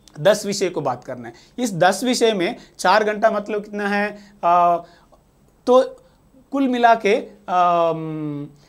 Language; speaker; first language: Hindi; non-native, local second language; Telugu